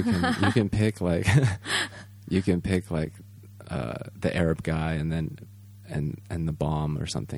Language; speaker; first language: English; native; English